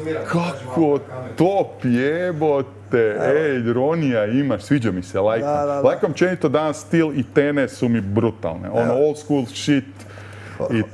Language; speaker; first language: Croatian; native; Croatian